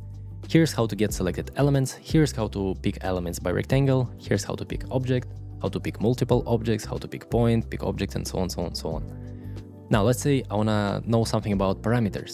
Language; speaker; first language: English; non-native, fluent; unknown